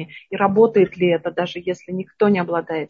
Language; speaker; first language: Russian; native; Russian